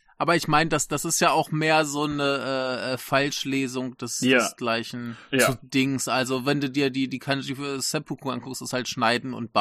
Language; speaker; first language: German; native; German